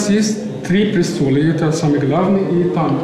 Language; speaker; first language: Russian; non-native, learner; Arabic